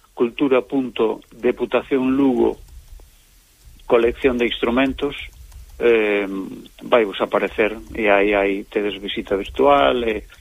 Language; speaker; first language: Galician; native; Galician